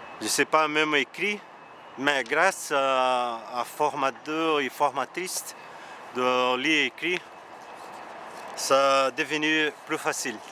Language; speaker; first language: French; non-native, learner; Portuguese